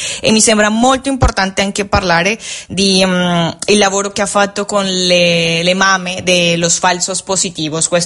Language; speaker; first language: Italian; non-native, fluent; Spanish